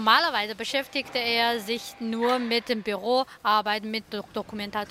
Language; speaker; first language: German; non-native, learner; Chinese